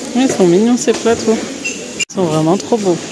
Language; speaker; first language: French; native; French